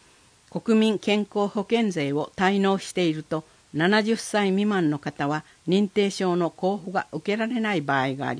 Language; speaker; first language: Japanese; native; Japanese